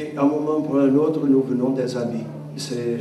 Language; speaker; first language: French; non-native, learner; Portuguese